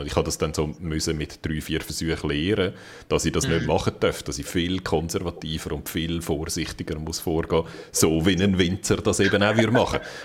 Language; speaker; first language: German; native; German